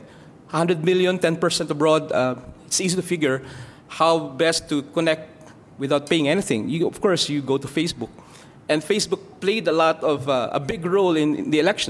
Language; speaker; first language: English; non-native, local second language; Filipino